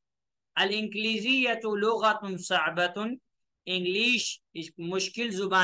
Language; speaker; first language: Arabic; non-native, fluent; Urdu